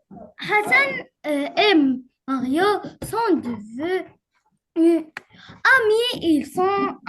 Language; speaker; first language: French; non-native, learner; Arabic